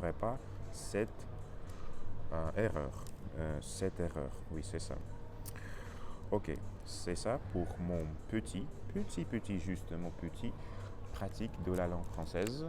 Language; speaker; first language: French; non-native, learner; Russian